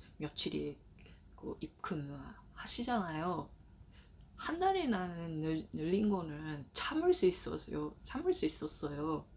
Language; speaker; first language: Korean; non-native, learner; Japanese